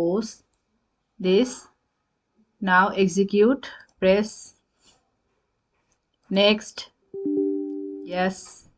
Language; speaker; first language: English; non-native, fluent; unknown